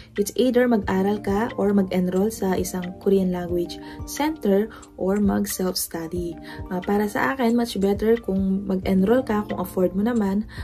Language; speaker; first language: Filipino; non-native, local second language; Pampanga